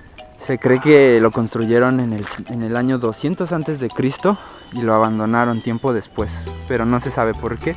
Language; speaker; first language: Spanish; native; Spanish